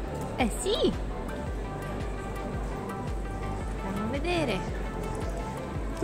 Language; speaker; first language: Italian; non-native, learner; Russian